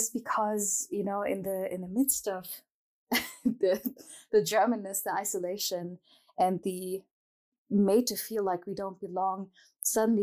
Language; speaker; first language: English; non-native, fluent; Arabic